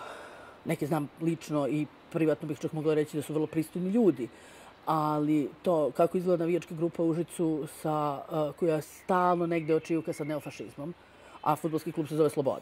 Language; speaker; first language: Serbian; native; Serbian